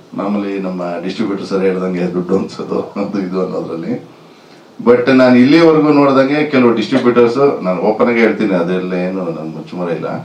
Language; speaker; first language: Kannada; native; Kannada